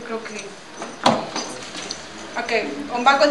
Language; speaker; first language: French; non-native, learner; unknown